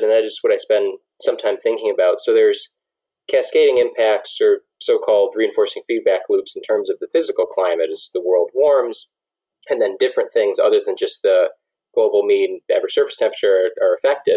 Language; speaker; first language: English; native; English